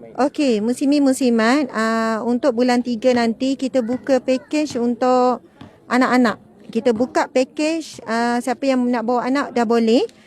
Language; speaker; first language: Malay; native; Malay